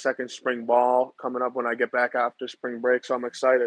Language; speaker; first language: English; native; English